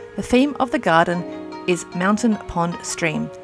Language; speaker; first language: English; native; English